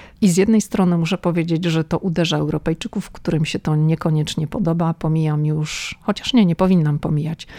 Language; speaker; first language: Polish; native; Polish